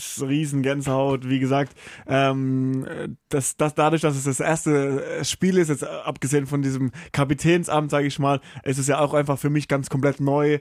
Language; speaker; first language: German; native; German